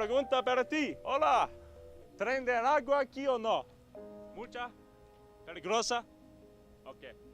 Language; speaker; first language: Spanish; non-native, learner; English